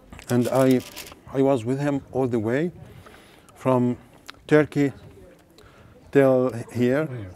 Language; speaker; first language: English; non-native, fluent; Arabic